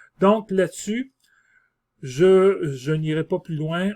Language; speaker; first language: French; native; French